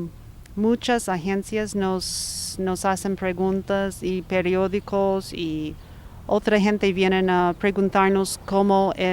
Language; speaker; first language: Spanish; non-native, fluent; English